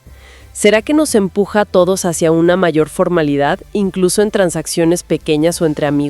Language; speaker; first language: Spanish; native; Spanish